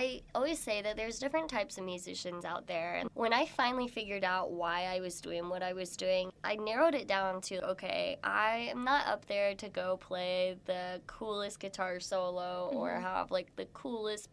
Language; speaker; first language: English; native; English